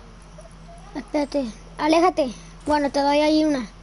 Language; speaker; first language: Spanish; native; Spanish